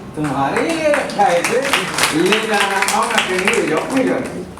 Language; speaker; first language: Hindi; non-native, local second language; Marathi